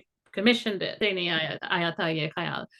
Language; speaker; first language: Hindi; non-native, fluent; English